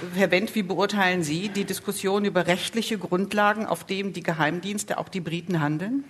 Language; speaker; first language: German; native; German